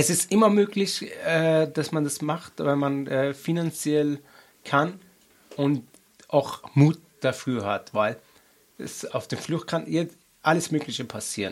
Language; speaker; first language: German; non-native, learner; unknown